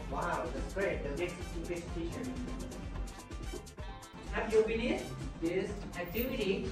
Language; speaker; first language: English; non-native, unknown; Thai